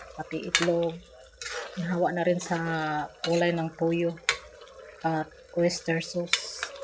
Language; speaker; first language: Filipino; non-native, local second language; Cebuano